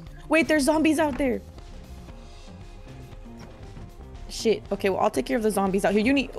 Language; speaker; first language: English; native; English